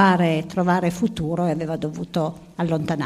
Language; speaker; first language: Italian; native; Italian